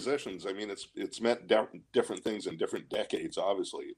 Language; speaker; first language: English; native; English